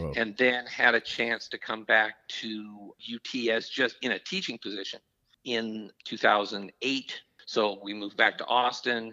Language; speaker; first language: English; native; English